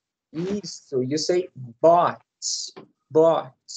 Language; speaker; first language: English; non-native, learner; Portuguese